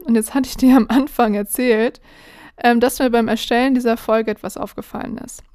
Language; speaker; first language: German; native; German